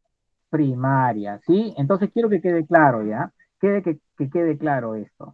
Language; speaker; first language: Spanish; native; Spanish